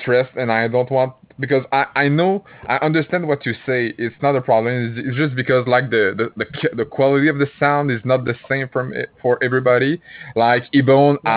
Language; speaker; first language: English; non-native, fluent; French